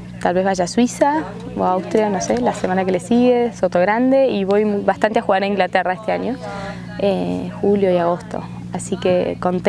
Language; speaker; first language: Spanish; native; Spanish